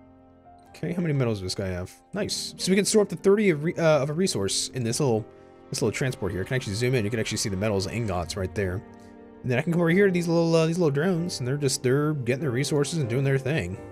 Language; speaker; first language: English; native; English